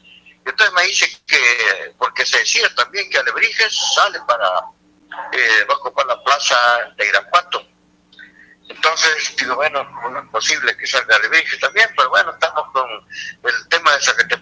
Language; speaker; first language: Spanish; native; Spanish